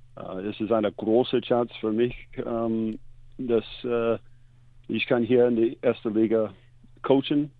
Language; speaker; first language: German; non-native, learner; English